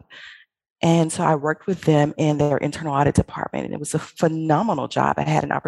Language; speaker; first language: English; native; English